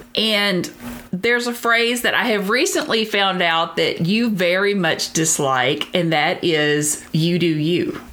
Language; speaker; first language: English; native; English